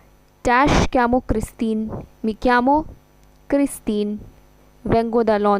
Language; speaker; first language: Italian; non-native, fluent; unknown